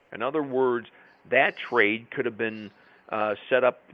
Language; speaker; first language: English; native; English